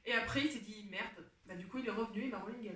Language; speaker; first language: French; native; French